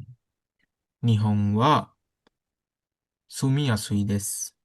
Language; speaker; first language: Japanese; non-native, learner; Sinhala